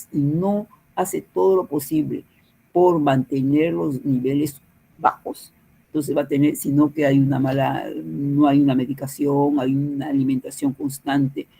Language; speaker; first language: Spanish; native; Spanish